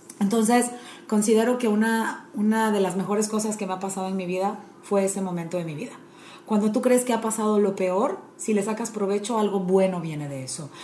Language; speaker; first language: Spanish; native; Spanish